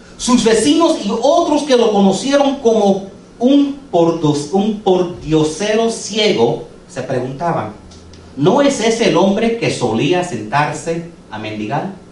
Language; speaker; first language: Spanish; early bilingual, heritage; English